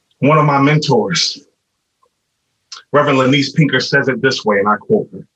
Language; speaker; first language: English; native; English